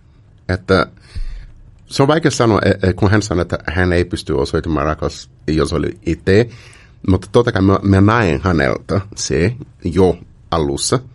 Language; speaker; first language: Finnish; non-native, fluent; Portuguese